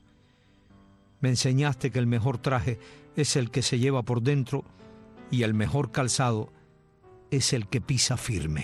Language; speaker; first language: Spanish; native; Spanish